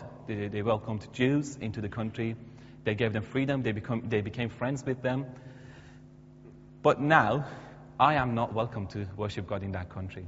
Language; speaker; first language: English; non-native, fluent; Persian